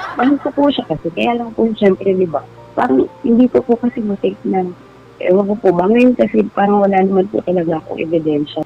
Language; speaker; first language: Filipino; native; Filipino